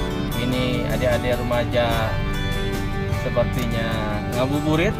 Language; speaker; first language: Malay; non-native, local second language; Sundanese